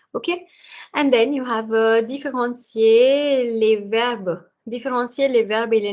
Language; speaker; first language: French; non-native, fluent; Hindi